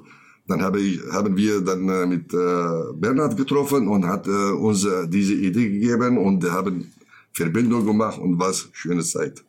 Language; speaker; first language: German; non-native, learner; Kurdish